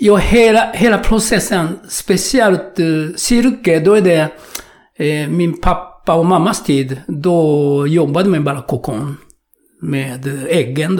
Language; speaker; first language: Swedish; non-native, fluent; Japanese